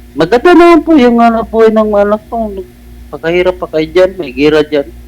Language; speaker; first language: Filipino; non-native, local second language; Cebuano